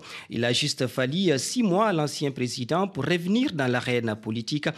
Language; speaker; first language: French; non-native, local second language; Fula